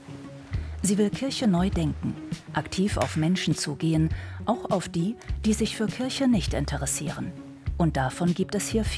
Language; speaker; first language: German; native; German